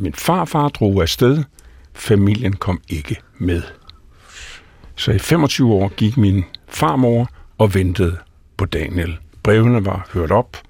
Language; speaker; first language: Danish; native; Danish